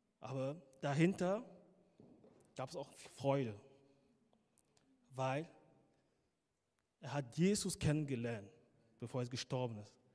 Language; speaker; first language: German; non-native, fluent; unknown